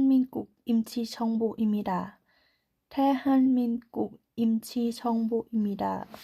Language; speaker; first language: Korean; non-native, learner; Thai